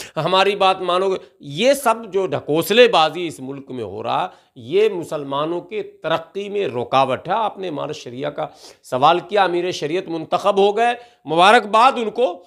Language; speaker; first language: Hindi; native; Hindi